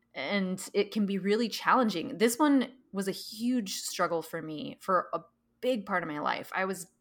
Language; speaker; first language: English; early bilingual, other home language; Thai